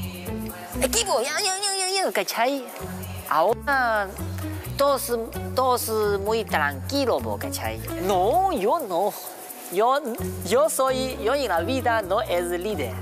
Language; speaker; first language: Spanish; non-native, learner; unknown